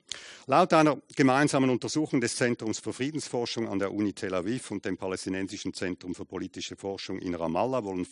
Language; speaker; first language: German; native; German